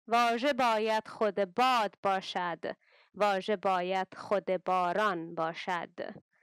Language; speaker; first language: Persian; native; Persian